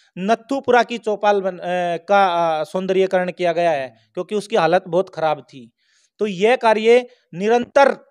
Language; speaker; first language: Hindi; native; Hindi